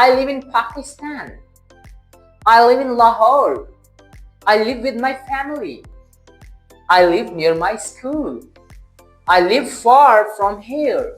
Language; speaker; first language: English; non-native, local second language; Urdu